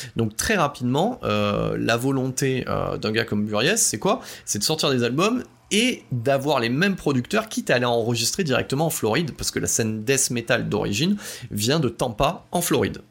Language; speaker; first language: French; native; French